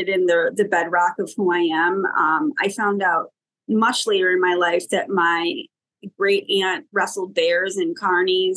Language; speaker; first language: English; native; English